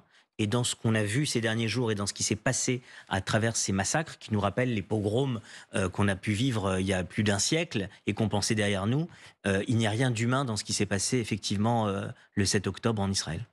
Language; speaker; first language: French; native; French